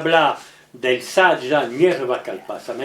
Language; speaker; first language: Spanish; non-native, learner; French